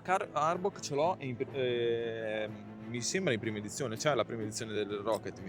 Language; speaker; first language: Italian; native; Italian